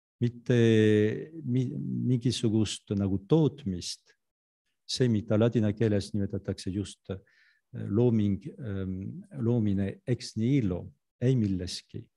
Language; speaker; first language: Estonian; non-native, fluent; French